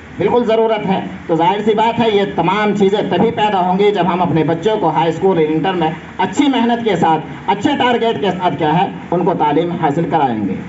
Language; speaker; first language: Urdu; native; Urdu